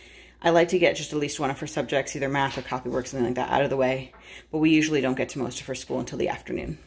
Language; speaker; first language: English; native; English